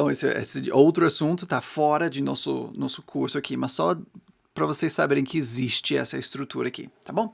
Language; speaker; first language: Portuguese; non-native, fluent; English